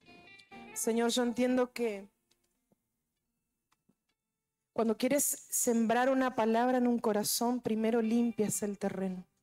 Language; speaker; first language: Spanish; native; Spanish